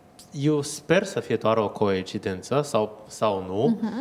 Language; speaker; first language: Romanian; non-native, fluent; Chinese